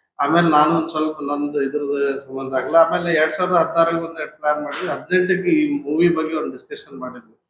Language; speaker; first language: Kannada; native; Kannada